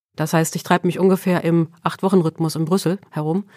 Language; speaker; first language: German; early bilingual, other home language; Swedish